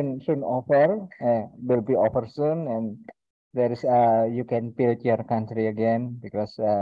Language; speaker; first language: English; non-native, learner; Indonesian